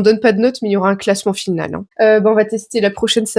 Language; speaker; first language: French; native; French